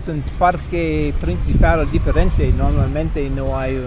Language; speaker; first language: Spanish; non-native, learner; English